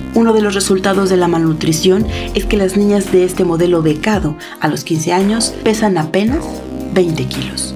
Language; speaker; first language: Spanish; native; Spanish